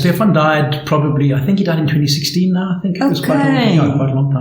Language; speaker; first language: English; native; English